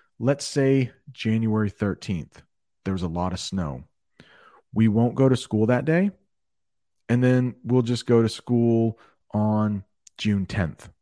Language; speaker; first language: English; native; English